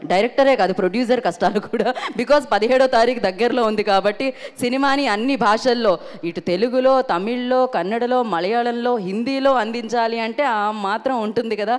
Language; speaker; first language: Telugu; native; Telugu